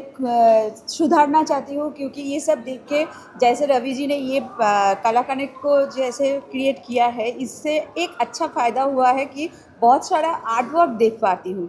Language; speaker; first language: Hindi; non-native, local second language; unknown